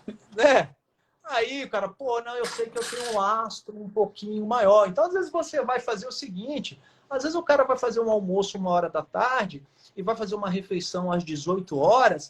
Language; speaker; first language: Portuguese; native; Portuguese